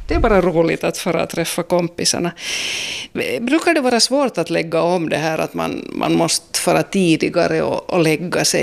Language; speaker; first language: Swedish; native; Swedish